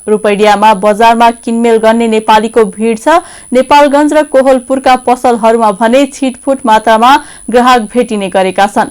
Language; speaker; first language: Nepali; native; Nepali